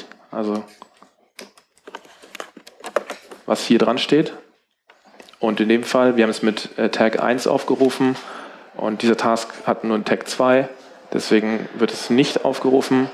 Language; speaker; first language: German; native; German